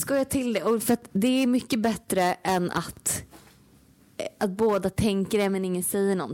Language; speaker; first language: Swedish; native; Swedish